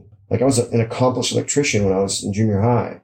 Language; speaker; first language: English; native; English